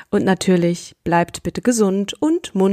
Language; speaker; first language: German; native; German